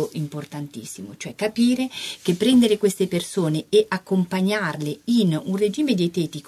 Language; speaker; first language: Italian; native; Italian